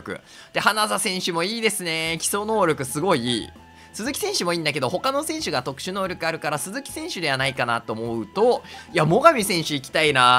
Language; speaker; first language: Japanese; native; Japanese